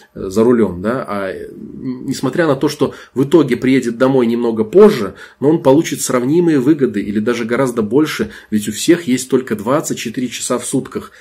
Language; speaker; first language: Russian; non-native, local second language; Belarusian